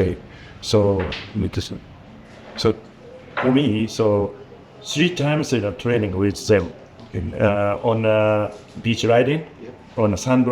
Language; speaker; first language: English; non-native, learner; Japanese